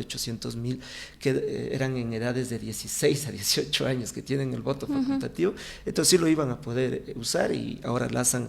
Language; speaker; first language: Spanish; native; Spanish